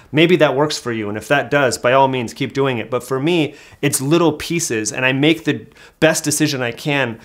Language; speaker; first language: English; native; English